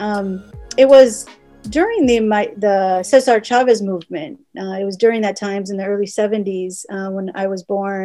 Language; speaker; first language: English; early bilingual, other home language; Spanish